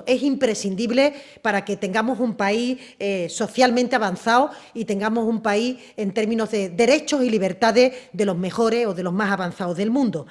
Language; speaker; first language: Spanish; native; Spanish